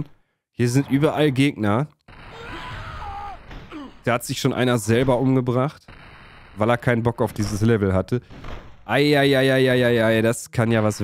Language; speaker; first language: German; native; German